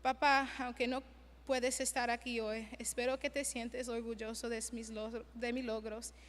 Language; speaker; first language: Spanish; early bilingual, heritage; Spanish